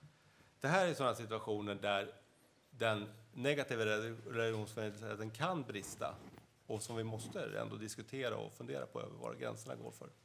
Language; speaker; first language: Swedish; native; Swedish